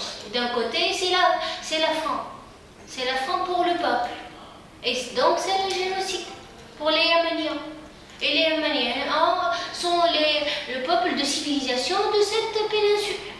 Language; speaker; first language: French; non-native, learner; Arabic